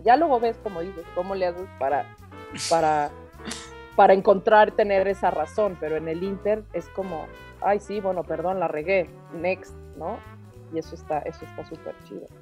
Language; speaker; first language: Spanish; native; Spanish